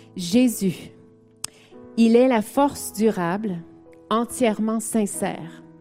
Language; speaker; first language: French; native; French